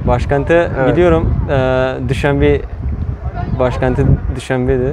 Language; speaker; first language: Turkish; non-native, fluent; Persian